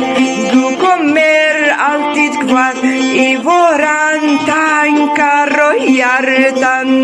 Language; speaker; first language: Swedish; non-native, fluent; Kurdish